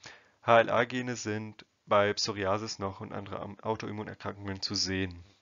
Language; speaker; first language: German; non-native, fluent; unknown